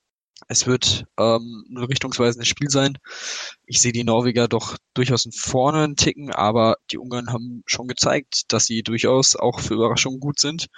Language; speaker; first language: German; native; German